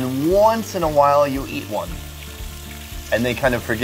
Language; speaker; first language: English; native; English